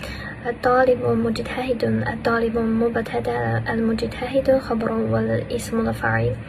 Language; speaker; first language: Arabic; non-native, learner; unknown